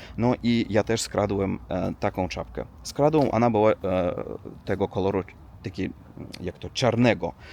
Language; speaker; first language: Polish; non-native, learner; Russian